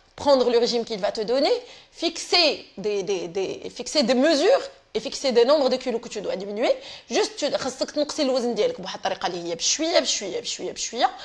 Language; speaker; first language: French; non-native, local second language; Arabic